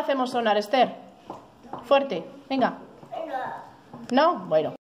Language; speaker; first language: Spanish; native; Spanish